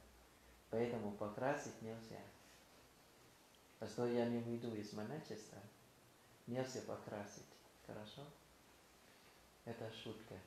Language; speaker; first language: Russian; non-native, learner; Thai